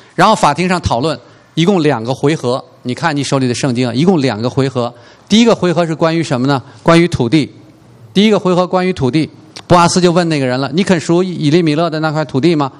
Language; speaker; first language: Chinese; native; Chinese